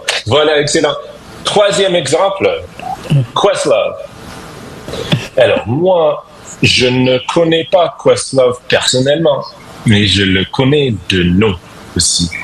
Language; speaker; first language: French; non-native, fluent; English